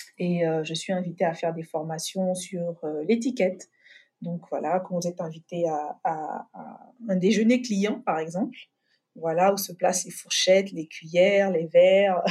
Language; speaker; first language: French; native; French